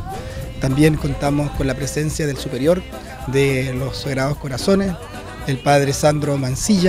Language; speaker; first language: Spanish; native; Spanish